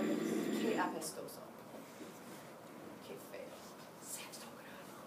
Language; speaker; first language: Spanish; non-native, fluent; English